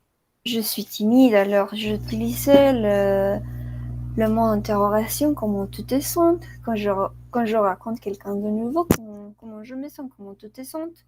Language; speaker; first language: French; non-native, learner; Spanish